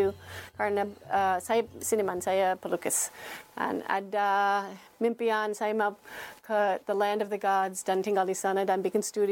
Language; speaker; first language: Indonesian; non-native, learner; English